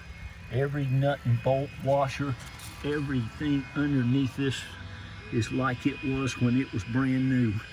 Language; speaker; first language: English; native; English